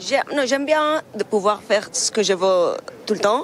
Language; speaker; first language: French; non-native, fluent; Spanish